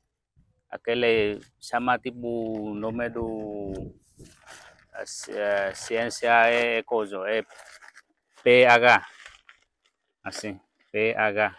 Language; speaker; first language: Portuguese; non-native, learner; Vietnamese